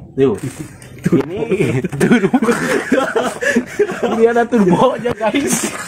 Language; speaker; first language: Indonesian; non-native, local second language; Sundanese